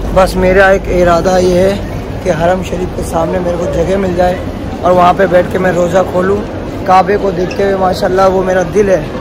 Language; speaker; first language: Hindi; native; Hindi